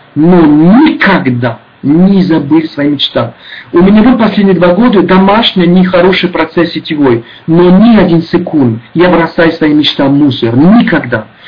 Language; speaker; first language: Russian; non-native, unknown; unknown